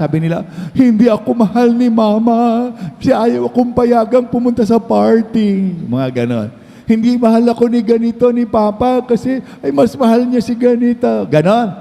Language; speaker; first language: Filipino; native; Filipino